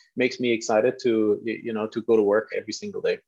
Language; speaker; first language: English; non-native, fluent; Danish